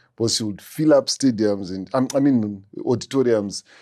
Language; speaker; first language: English; non-native, local second language; Shona